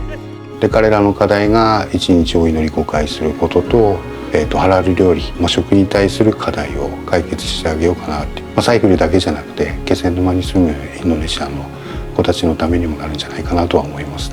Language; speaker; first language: Japanese; native; Japanese